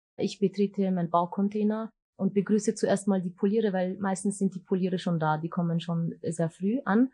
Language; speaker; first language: German; early bilingual, other home language; Turkish